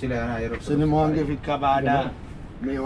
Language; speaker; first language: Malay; non-native, learner; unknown